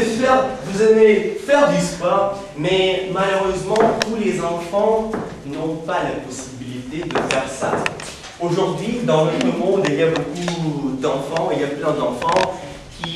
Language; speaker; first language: French; non-native, fluent; Russian